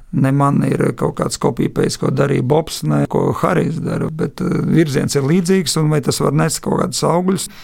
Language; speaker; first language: Latvian; native; Latvian